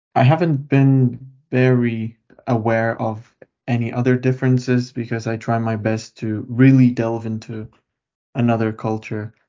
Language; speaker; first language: English; non-native, fluent; Lithuanian